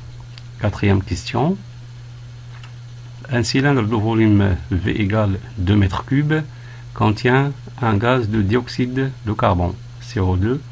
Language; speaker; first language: French; non-native, local second language; Arabic